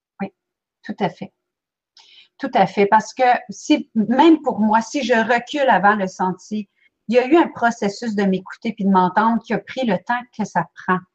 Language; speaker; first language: French; native; French